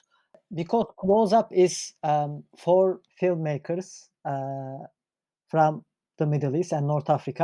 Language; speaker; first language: English; non-native, fluent; Turkish